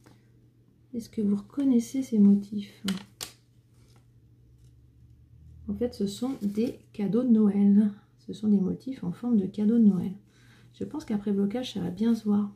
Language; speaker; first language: French; native; French